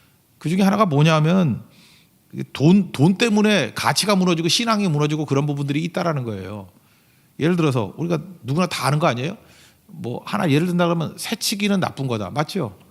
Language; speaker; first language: Korean; native; Korean